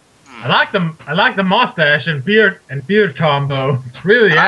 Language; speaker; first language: English; native; English